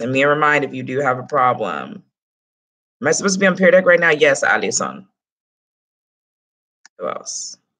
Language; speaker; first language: English; early bilingual, other home language; Spanish